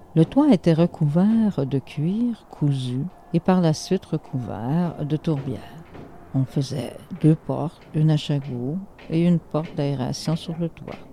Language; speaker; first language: French; native; French